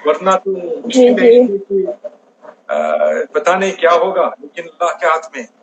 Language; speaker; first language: Hindi; non-native, fluent; English